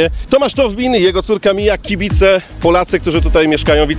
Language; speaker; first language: Polish; native; Polish